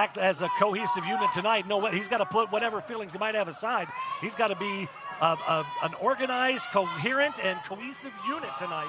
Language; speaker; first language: English; native; English